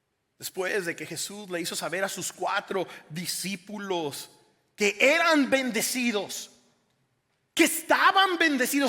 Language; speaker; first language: Spanish; native; Spanish